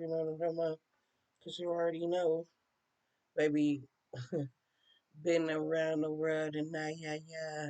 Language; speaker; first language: English; native; English